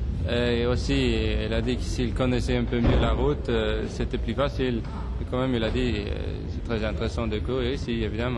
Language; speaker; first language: French; non-native, fluent; Swedish